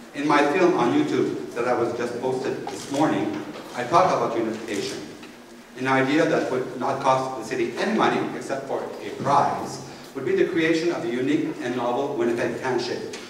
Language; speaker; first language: English; native; English